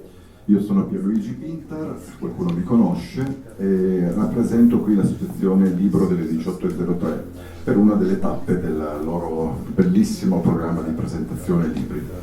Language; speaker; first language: Italian; native; Italian